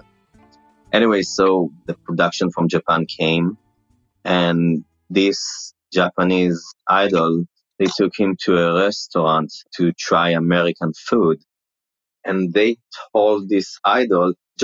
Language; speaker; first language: English; non-native, fluent; Hebrew